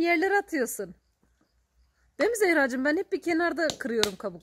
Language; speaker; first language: Turkish; native; Turkish